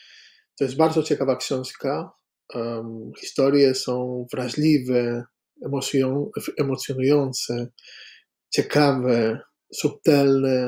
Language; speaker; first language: Polish; non-native, fluent; Catalan